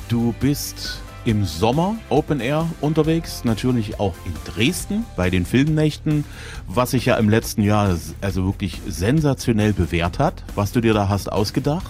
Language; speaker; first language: German; native; German